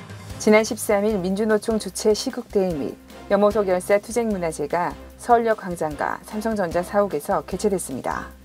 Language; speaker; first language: Korean; native; Korean